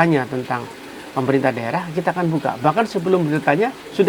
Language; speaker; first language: Indonesian; native; Indonesian